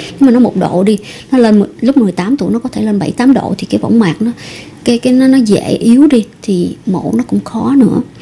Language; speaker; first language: Vietnamese; early bilingual, heritage; Vietnamese